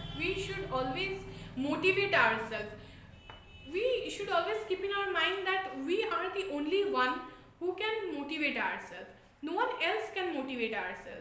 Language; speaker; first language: English; non-native, local second language; Bangla